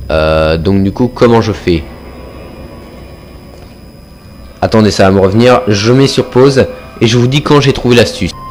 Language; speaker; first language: French; native; French